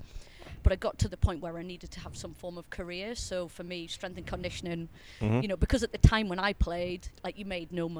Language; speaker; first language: English; native; English